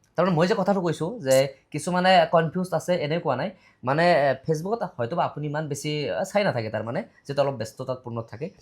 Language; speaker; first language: Assamese; non-native, local second language; Bangla